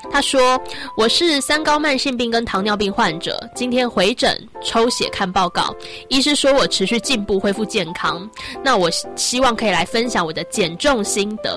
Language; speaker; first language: Chinese; native; Chinese